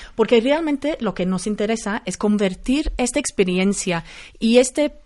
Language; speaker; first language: Spanish; non-native, fluent; English